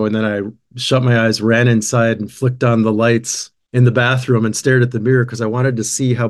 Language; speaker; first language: English; native; English